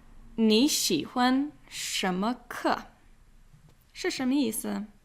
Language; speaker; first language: Chinese; non-native, fluent; English